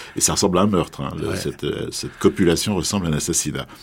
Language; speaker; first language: French; native; French